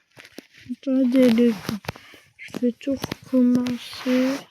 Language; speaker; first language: French; native; French